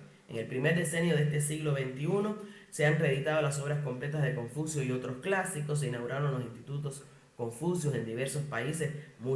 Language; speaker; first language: Spanish; native; Spanish